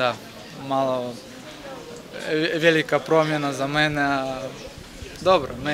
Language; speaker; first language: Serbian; non-native, learner; Russian